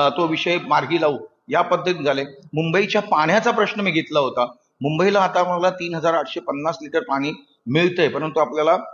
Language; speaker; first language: Marathi; native; Marathi